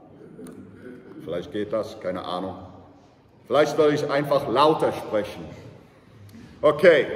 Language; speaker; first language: German; non-native, learner; English